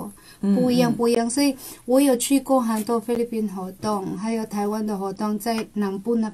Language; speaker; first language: Chinese; non-native, local second language; Cebuano